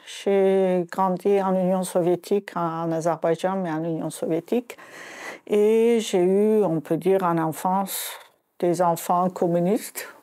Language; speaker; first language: French; non-native, fluent; Azerbaijani